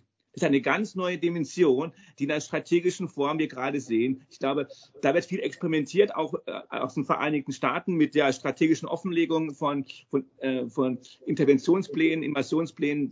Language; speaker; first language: German; native; German